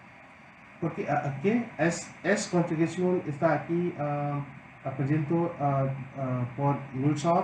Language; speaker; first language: Spanish; non-native, learner; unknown